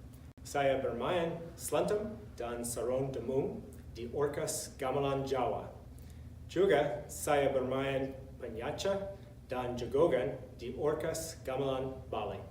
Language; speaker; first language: Indonesian; non-native, learner; English